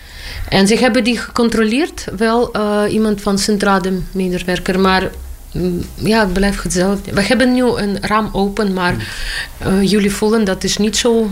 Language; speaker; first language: Dutch; non-native, learner; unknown